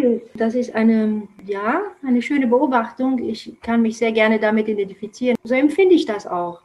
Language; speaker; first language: German; non-native, fluent; Romanian